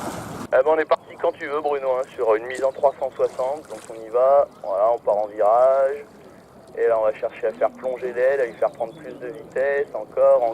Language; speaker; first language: French; native; French